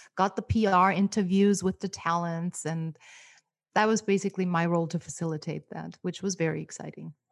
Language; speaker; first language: English; non-native, fluent; German